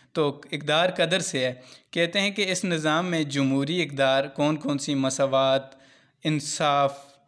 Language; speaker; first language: Urdu; non-native, local second language; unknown